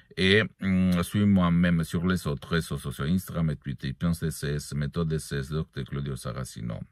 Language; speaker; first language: French; non-native, fluent; Italian